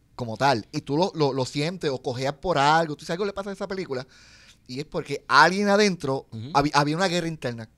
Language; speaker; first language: Spanish; native; Spanish